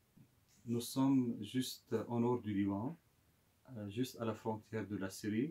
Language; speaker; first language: French; non-native, local second language; Arabic